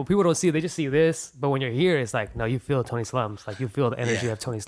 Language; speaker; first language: English; native; English